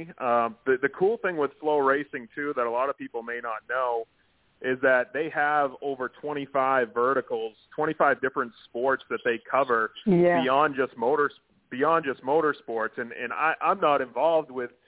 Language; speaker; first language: English; native; English